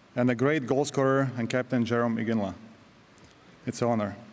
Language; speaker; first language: English; non-native, fluent; Slovak